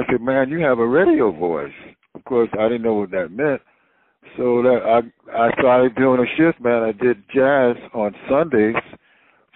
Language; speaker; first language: English; native; English